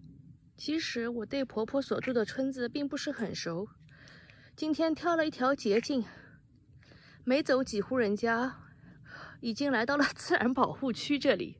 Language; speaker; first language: Chinese; native; Chinese